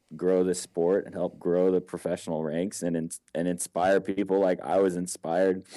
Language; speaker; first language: English; native; English